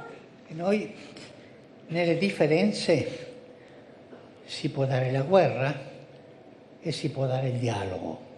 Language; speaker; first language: Italian; non-native, fluent; Spanish